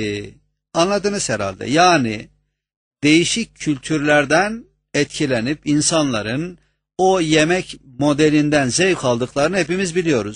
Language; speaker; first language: Turkish; native; Turkish